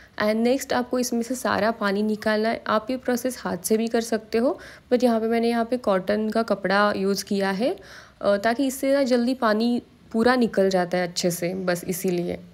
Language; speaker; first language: Hindi; non-native, local second language; Marathi